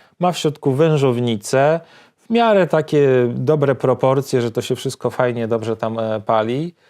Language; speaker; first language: Polish; native; Polish